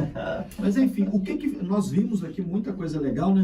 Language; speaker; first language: Portuguese; native; Portuguese